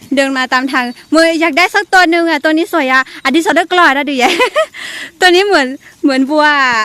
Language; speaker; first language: Thai; non-native, local second language; Karen languages